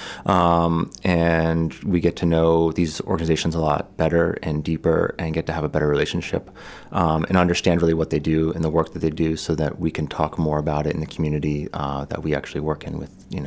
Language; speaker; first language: English; native; English